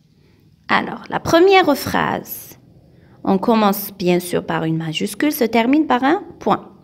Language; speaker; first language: French; non-native, local second language; Arabic